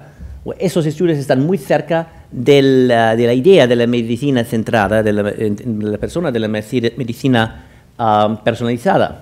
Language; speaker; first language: Spanish; non-native, fluent; German